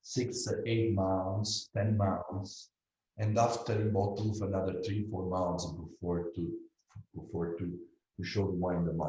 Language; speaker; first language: English; non-native, learner; Italian